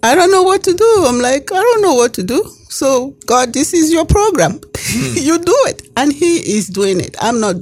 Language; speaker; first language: English; non-native, local second language; Igbo